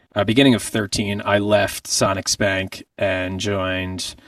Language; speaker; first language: English; native; English